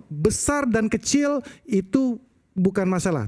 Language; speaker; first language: Indonesian; native; Indonesian